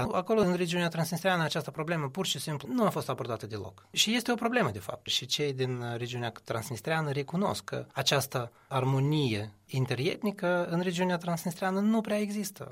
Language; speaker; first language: Romanian; non-native, fluent; Russian